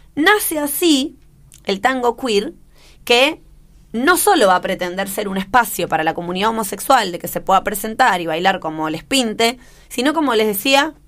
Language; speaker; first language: Spanish; native; Spanish